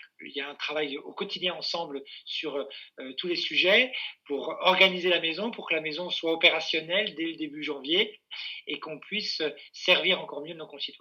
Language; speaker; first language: French; native; French